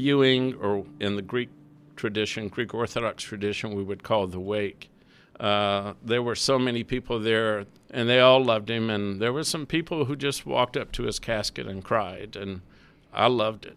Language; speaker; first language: English; native; English